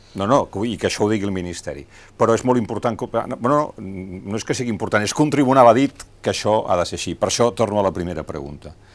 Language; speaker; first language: Catalan; native; Catalan